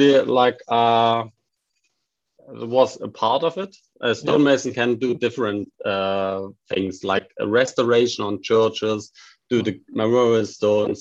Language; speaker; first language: English; non-native, fluent; German